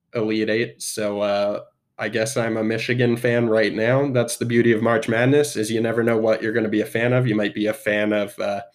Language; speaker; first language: English; native; English